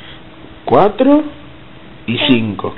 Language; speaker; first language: Spanish; native; Spanish